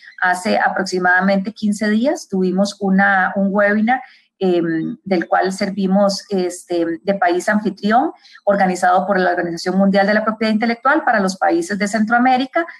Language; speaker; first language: Spanish; native; Spanish